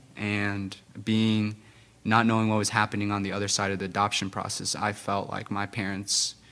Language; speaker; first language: English; non-native, fluent; Spanish